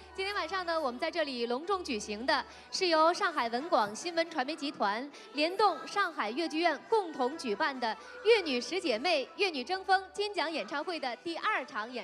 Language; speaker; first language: Chinese; native; Chinese